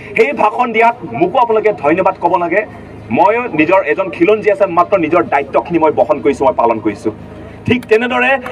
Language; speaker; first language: Assamese; non-native, local second language; Karbi